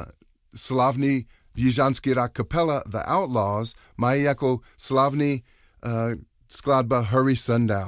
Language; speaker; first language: Czech; non-native, learner; English